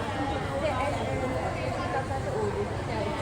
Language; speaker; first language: Malay; native; Malay